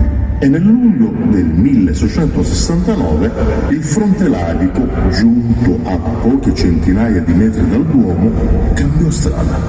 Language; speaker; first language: Italian; native; Italian